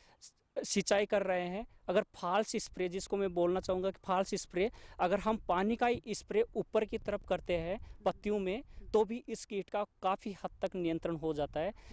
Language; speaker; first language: Hindi; native; Hindi